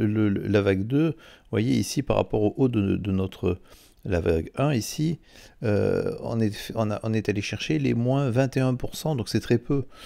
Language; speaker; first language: French; native; French